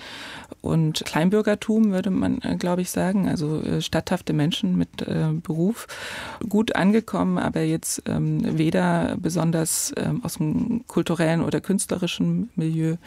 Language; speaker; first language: German; native; German